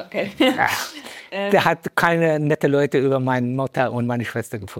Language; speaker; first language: German; non-native, fluent; Persian